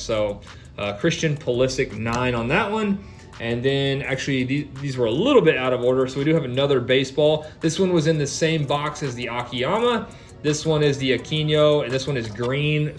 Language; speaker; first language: English; native; English